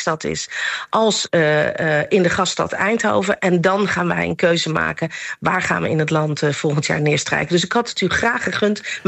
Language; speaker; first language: Dutch; non-native, fluent; Nepali